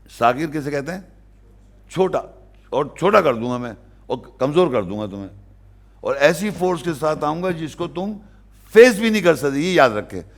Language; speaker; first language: Urdu; native; Urdu